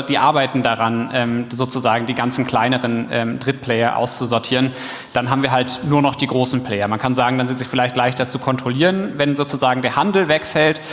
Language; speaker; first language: German; native; German